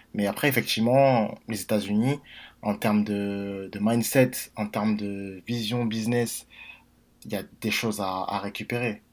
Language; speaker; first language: French; native; French